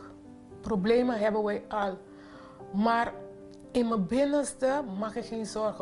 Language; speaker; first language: Dutch; non-native, local second language; Papiamento